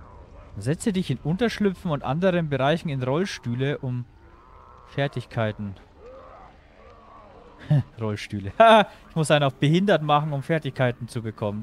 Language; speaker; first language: German; native; German